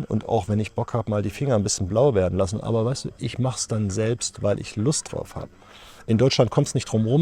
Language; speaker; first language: German; native; German